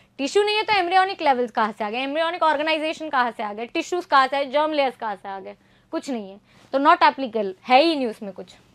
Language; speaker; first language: Hindi; native; Hindi